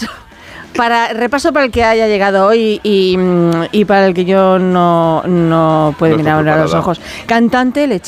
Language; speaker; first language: Spanish; native; Spanish